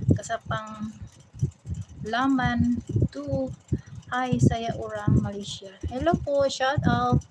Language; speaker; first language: Filipino; non-native, local second language; Cebuano